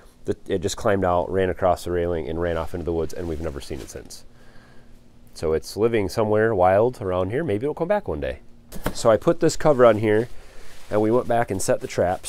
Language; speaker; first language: English; native; English